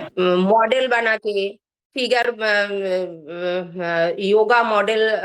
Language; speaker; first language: Hindi; non-native, local second language; Bangla